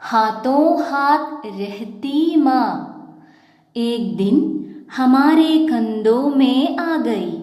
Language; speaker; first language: Hindi; non-native, local second language; Malayalam